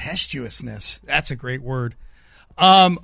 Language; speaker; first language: English; native; English